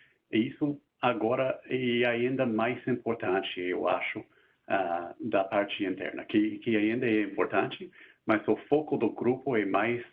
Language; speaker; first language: Portuguese; non-native, fluent; English